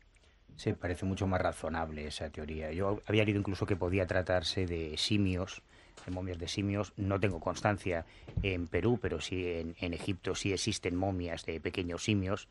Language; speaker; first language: Spanish; native; Spanish